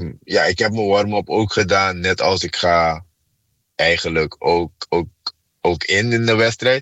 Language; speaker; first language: Dutch; non-native, fluent; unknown